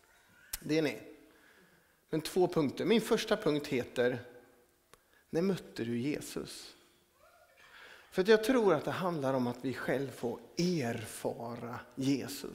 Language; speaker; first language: Swedish; native; Swedish